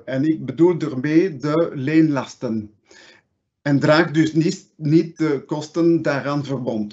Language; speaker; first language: Dutch; non-native, local second language; French